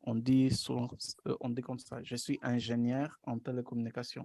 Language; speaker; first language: French; non-native, fluent; Portuguese